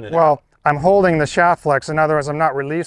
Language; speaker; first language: English; native; English